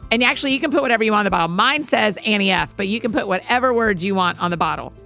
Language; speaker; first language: English; native; English